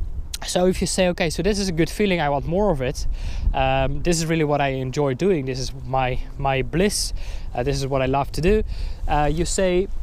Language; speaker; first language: English; non-native, fluent; Dutch